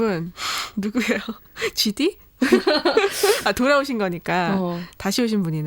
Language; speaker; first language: Korean; native; Korean